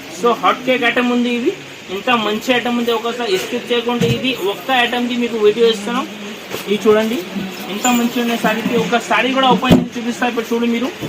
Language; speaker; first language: Telugu; non-native, local second language; Urdu